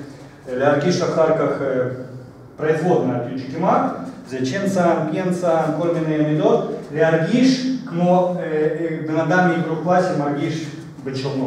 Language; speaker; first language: Hebrew; non-native, fluent; Russian